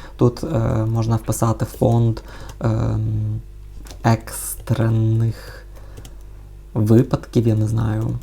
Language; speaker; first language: Ukrainian; non-native, local second language; Russian